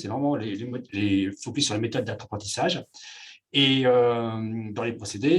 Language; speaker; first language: French; native; French